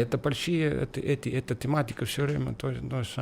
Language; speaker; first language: Russian; non-native, fluent; Estonian